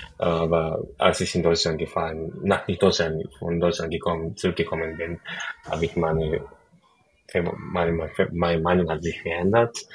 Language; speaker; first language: German; non-native, learner; Japanese